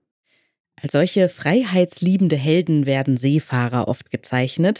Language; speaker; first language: German; native; German